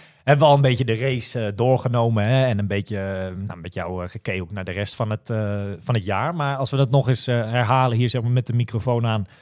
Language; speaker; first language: Dutch; native; Dutch